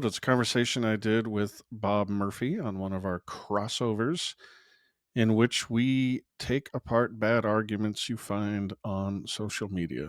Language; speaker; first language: English; native; English